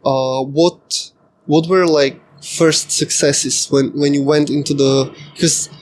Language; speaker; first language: English; non-native, fluent; Slovak